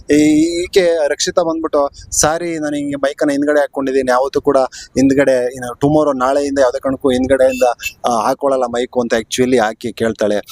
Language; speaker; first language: Kannada; native; Kannada